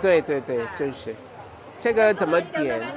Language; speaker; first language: Chinese; non-native, fluent; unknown